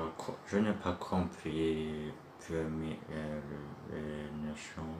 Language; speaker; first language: French; non-native, learner; Turkish